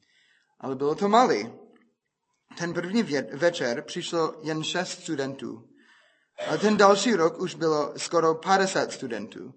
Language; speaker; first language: Czech; non-native, fluent; English